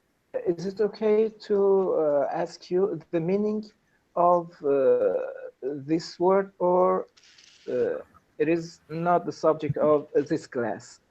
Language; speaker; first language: English; non-native, learner; Persian